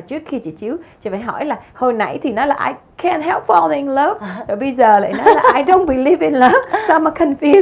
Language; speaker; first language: Vietnamese; native; Vietnamese